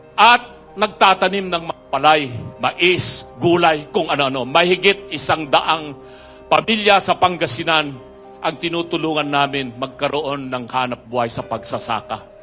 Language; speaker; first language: Filipino; non-native, local second language; Iloko